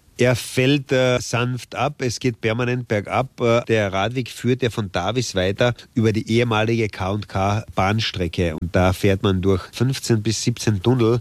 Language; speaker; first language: German; non-native, local second language; Slovenian